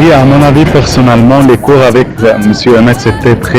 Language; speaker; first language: French; non-native, learner; Arabic